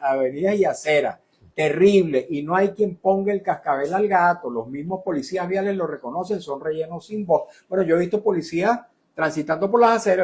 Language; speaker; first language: Spanish; native; Spanish